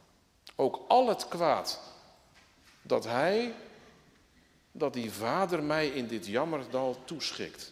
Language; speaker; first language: Dutch; native; Dutch